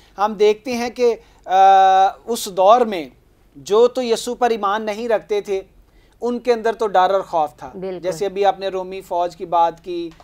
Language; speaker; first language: Urdu; non-native, local second language; Punjabi